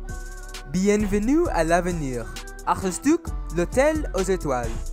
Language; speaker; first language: French; non-native, learner; English